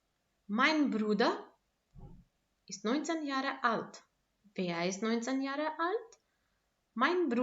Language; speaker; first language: German; non-native, fluent; Macedonian